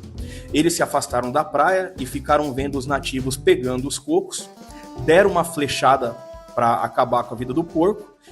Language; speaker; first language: Portuguese; native; Portuguese